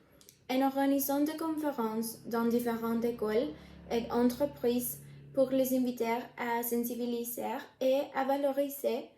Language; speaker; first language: French; non-native, learner; Spanish